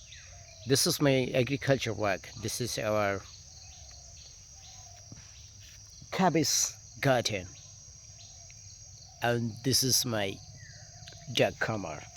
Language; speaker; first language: English; non-native, learner; Bangla